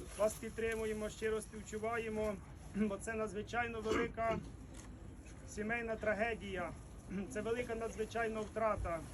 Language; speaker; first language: Ukrainian; native; Ukrainian